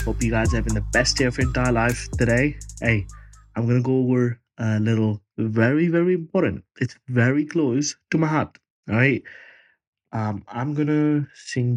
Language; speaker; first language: English; non-native, local second language; Punjabi